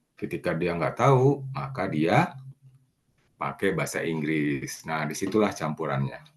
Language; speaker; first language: Indonesian; native; Indonesian